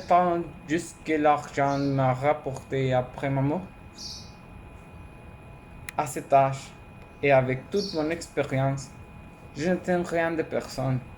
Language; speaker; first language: French; non-native, learner; Spanish